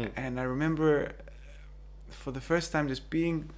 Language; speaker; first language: English; early bilingual, other home language; Greek